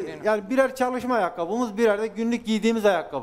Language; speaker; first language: Turkish; native; Turkish